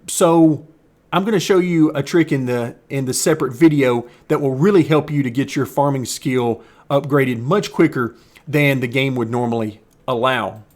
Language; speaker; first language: English; native; English